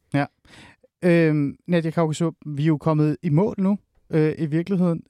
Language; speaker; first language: Danish; early bilingual, other home language; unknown